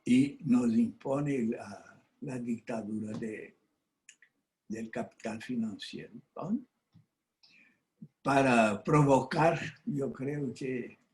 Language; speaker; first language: Spanish; non-native, fluent; Portuguese